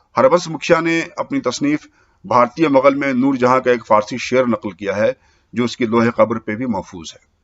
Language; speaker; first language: Urdu; native; Urdu